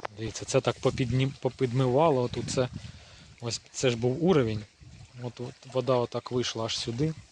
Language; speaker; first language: Ukrainian; native; Ukrainian